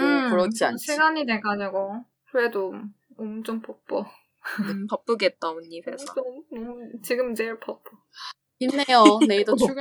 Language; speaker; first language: Korean; non-native, fluent; Japanese